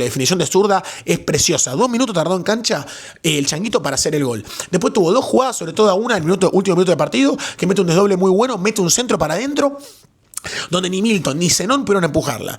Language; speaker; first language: Spanish; native; Spanish